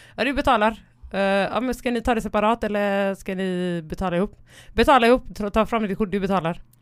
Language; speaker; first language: Swedish; early bilingual, other home language; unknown